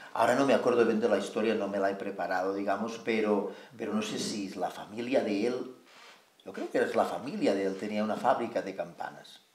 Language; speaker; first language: Spanish; non-native, local second language; Catalan